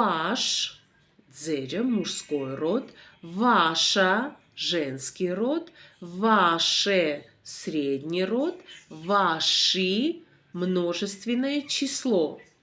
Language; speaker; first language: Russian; non-native, fluent; Armenian